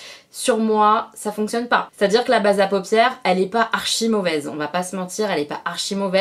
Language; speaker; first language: French; native; French